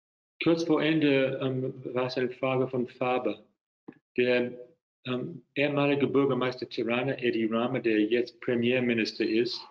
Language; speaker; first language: German; non-native, fluent; English